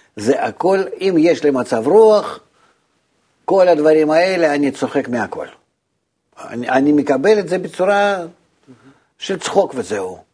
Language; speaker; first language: Hebrew; non-native, fluent; Russian